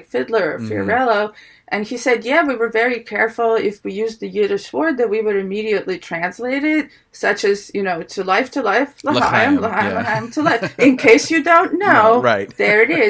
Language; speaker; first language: English; early bilingual, other home language; Ukrainian